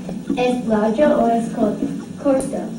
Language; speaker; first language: Spanish; non-native, learner; English